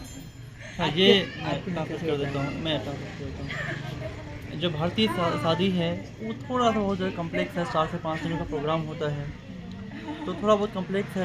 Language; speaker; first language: Hindi; non-native, local second language; Bhojpuri